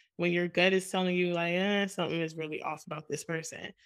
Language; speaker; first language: English; native; English